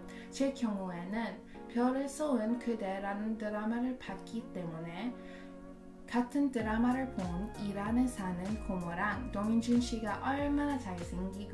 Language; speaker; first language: Korean; non-native, learner; Persian